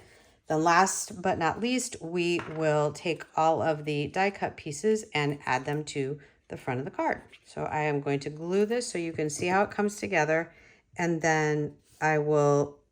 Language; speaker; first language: English; native; English